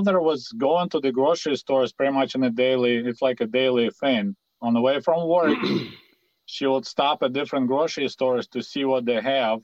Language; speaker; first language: English; non-native, fluent; Russian